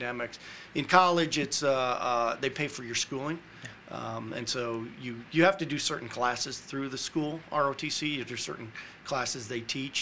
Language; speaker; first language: English; native; English